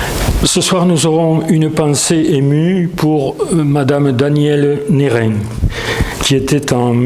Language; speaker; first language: French; native; French